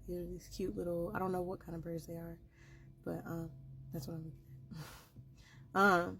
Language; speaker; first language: English; native; English